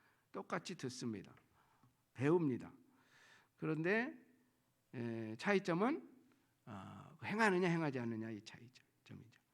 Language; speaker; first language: Korean; native; Korean